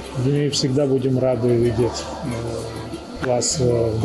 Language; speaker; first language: Russian; non-native, fluent; Georgian